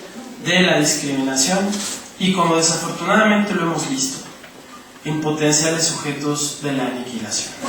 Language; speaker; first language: Spanish; native; Spanish